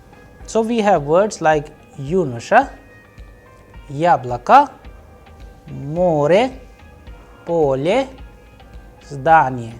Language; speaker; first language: Russian; non-native, fluent; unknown